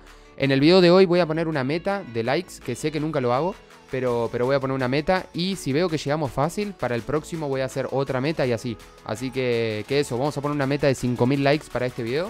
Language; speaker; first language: Spanish; native; Spanish